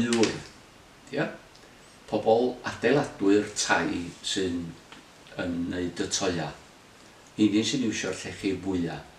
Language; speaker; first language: Welsh; native; Welsh